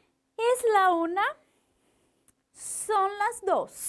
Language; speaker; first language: Spanish; non-native, fluent; Portuguese